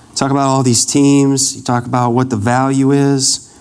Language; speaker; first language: English; native; English